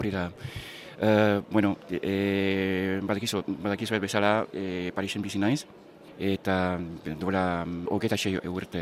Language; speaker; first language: Basque; non-native, learner; English